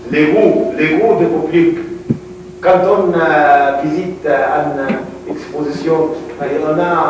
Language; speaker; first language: French; non-native, learner; Arabic